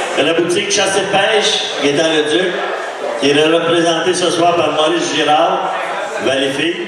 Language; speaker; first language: French; native; French